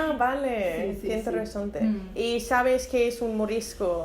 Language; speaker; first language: Spanish; non-native, learner; English